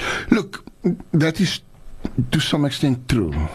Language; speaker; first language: English; non-native, local second language; Afrikaans